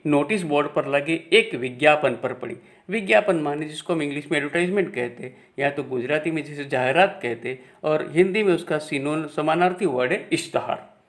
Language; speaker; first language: Hindi; non-native, local second language; Gujarati